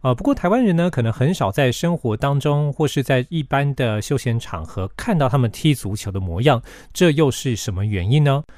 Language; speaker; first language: Chinese; native; Chinese